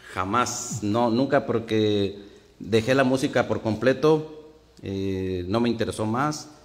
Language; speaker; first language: Spanish; native; Spanish